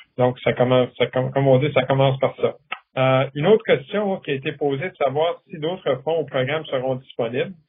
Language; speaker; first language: French; native; French